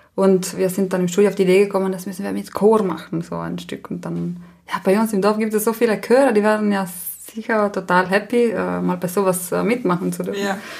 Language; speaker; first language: German; non-native, local second language; Ladin